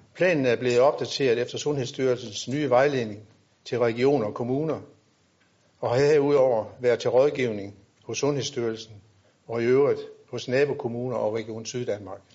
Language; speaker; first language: Danish; native; Danish